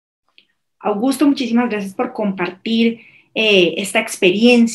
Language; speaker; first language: Spanish; native; Spanish